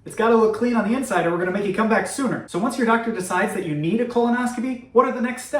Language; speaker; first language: English; native; English